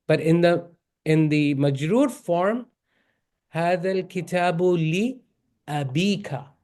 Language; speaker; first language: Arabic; non-native, fluent; English